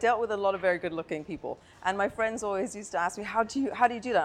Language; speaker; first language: English; native; English